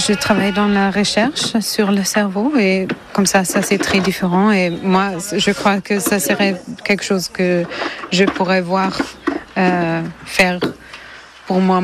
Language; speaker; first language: French; non-native, learner; German